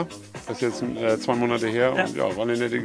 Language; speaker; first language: German; native; German